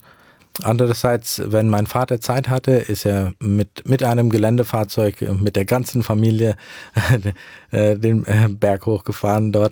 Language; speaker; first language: German; early bilingual, heritage; German